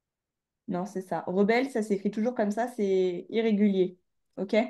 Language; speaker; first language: French; native; French